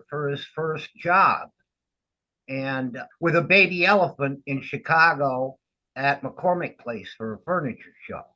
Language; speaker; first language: English; native; English